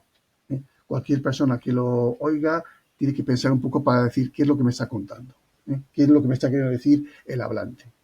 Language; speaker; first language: Spanish; native; Spanish